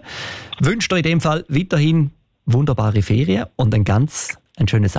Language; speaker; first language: German; native; German